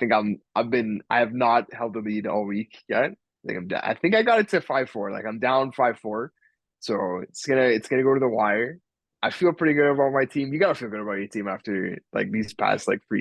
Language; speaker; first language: English; native; English